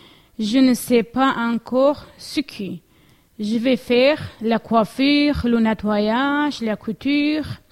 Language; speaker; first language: French; non-native, learner; Kurdish